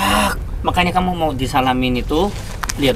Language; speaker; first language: Indonesian; non-native, fluent; Korean